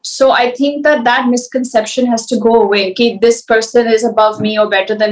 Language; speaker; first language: English; early bilingual, other home language; Hindi